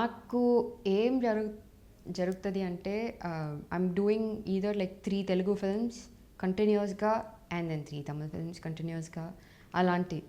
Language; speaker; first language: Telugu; non-native, fluent; Tamil